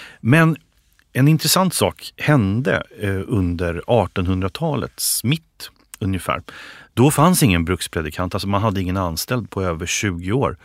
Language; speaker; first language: Swedish; native; Swedish